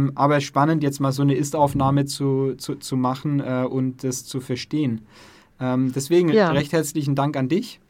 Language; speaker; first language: German; native; German